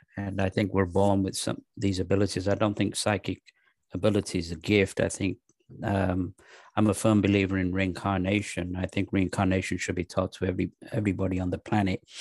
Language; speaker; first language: English; native; English